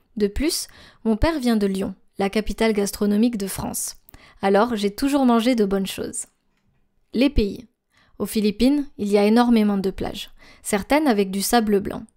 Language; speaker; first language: French; native; French